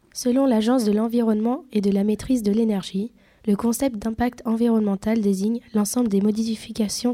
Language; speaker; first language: French; native; French